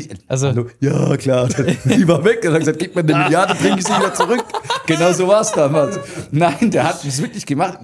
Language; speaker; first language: German; native; German